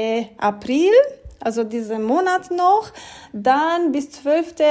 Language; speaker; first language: German; non-native, fluent; Romanian